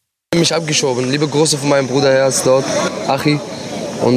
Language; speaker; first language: German; non-native, learner; Arabic